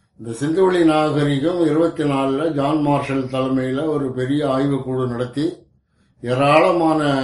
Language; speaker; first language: Tamil; native; Tamil